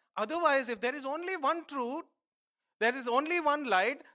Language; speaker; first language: English; non-native, local second language; Telugu